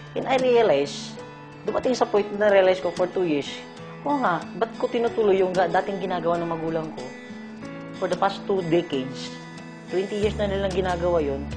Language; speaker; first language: Filipino; non-native, local second language; Iloko